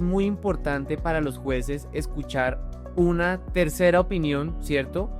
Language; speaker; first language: Spanish; native; Spanish